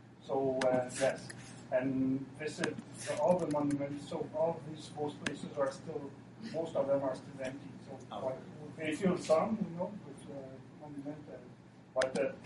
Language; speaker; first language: English; non-native, fluent; French